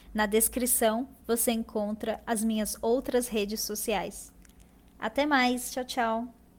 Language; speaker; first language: Portuguese; native; Portuguese